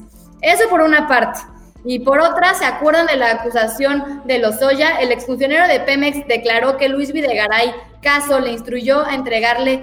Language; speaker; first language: Spanish; native; Spanish